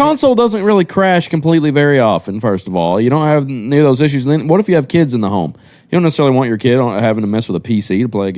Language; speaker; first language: English; native; English